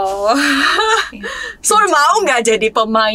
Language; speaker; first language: Indonesian; non-native, fluent; Korean